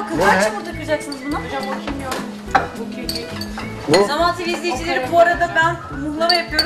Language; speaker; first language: Turkish; native; Turkish